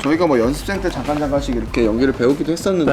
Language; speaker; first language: Korean; native; Korean